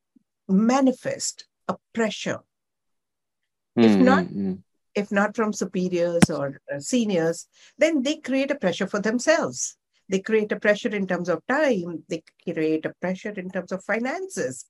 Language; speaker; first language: English; non-native, local second language; Gujarati